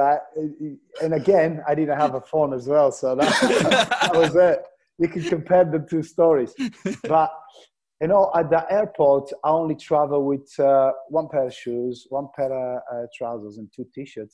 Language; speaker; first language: English; non-native, fluent; Bulgarian